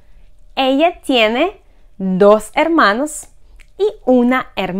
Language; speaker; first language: Spanish; non-native, fluent; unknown